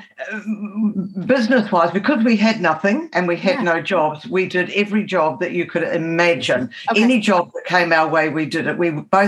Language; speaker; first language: English; native; English